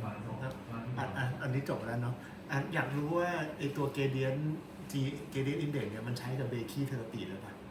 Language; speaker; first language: Thai; native; Thai